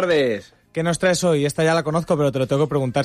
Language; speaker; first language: Spanish; native; Spanish